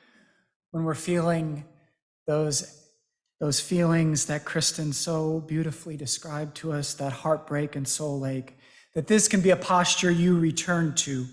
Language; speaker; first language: English; native; English